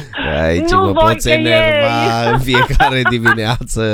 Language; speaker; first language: Romanian; native; Romanian